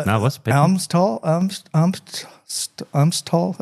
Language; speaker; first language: German; non-native, learner; English